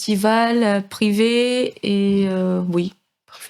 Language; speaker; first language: French; non-native, fluent; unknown